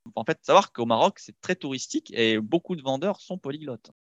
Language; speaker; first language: French; non-native, local second language; Arabic